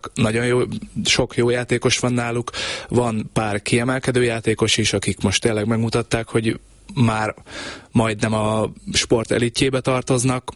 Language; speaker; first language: Hungarian; native; Hungarian